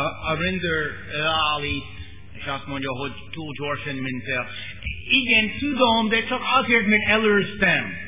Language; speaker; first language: Hungarian; non-native, learner; English